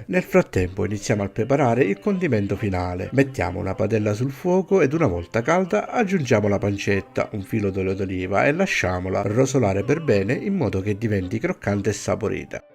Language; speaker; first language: Italian; native; Italian